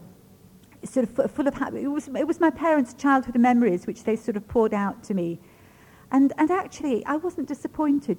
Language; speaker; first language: English; non-native, local second language; Ukrainian